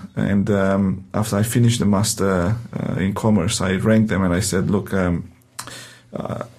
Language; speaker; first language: English; non-native, fluent; Romanian